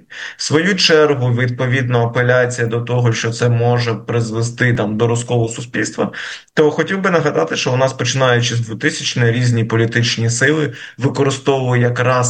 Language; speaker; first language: Ukrainian; native; Ukrainian